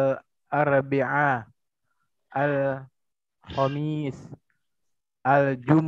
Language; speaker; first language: Arabic; non-native, learner; Indonesian